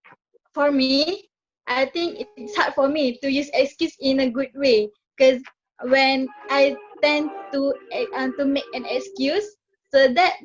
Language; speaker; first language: English; non-native, learner; Malay